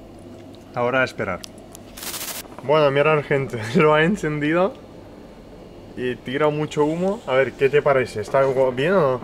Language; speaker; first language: Spanish; native; Spanish